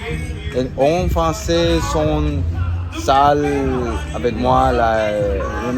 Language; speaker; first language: French; non-native, learner; Spanish